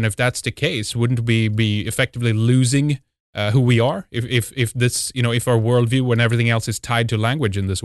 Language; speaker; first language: English; non-native, fluent; Swedish